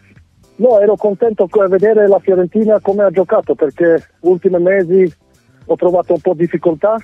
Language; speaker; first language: Italian; non-native, fluent; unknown